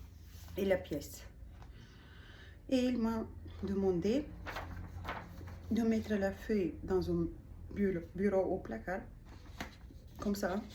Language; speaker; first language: French; non-native, learner; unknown